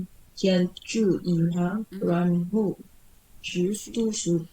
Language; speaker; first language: Chinese; non-native, learner; Indonesian